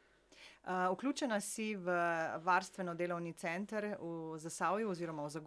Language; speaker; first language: Slovenian; native; Slovenian